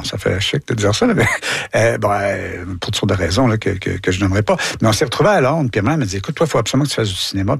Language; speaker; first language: French; native; French